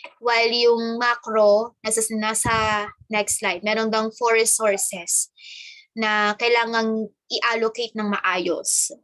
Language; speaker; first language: Filipino; native; Filipino